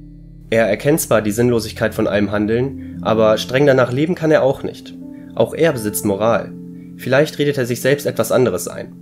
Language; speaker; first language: German; native; German